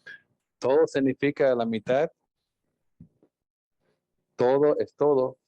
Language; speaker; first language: Spanish; non-native, fluent; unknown